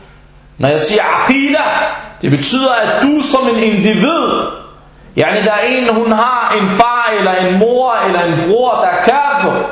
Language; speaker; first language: Danish; non-native, fluent; Arabic